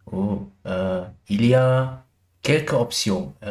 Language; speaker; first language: French; non-native, learner; German